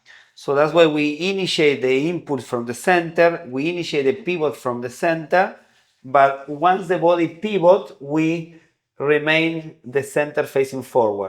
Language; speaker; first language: English; non-native, fluent; Spanish